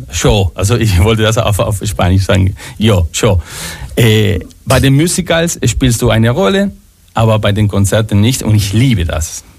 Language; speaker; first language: German; non-native, fluent; Spanish